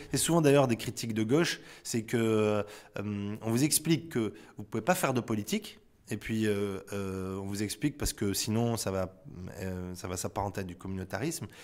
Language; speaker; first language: French; native; French